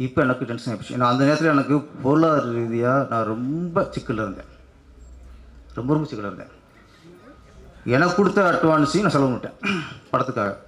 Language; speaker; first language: Tamil; native; Tamil